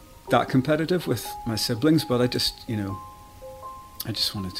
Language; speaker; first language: English; native; English